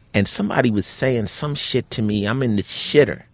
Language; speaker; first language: English; native; English